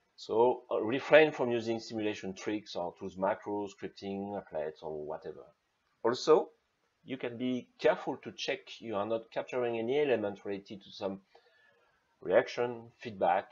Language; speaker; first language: English; non-native, fluent; French